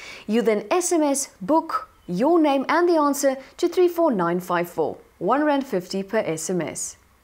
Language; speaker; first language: English; non-native, local second language; Afrikaans